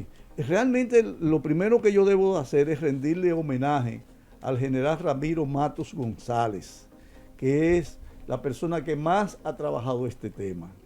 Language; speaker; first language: Spanish; native; Spanish